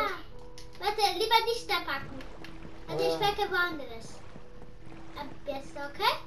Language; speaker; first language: German; non-native, learner; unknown